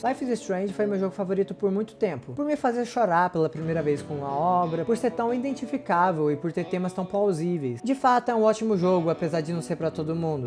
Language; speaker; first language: Portuguese; native; Portuguese